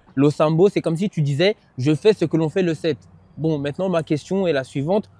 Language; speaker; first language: French; native; French